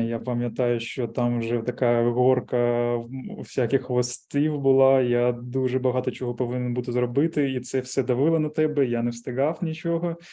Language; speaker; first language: Ukrainian; non-native, local second language; Russian